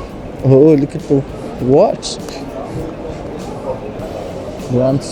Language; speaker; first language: English; non-native, learner; Turkish